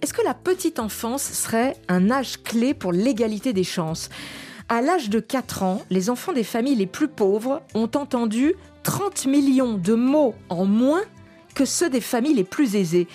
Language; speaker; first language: French; native; French